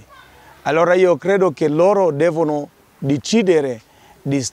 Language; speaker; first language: Italian; non-native, fluent; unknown